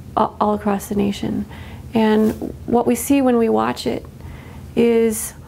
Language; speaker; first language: English; native; English